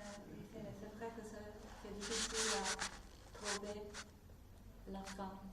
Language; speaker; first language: French; non-native, fluent; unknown